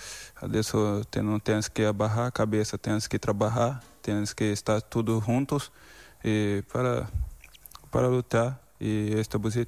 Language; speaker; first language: Spanish; non-native, learner; Portuguese